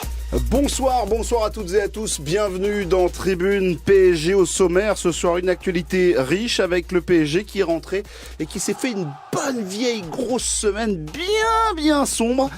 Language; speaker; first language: French; native; French